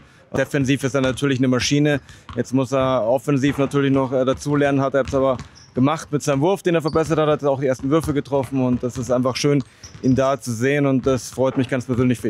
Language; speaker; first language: German; native; German